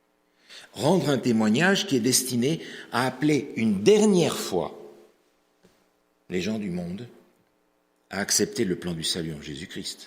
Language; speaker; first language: French; native; French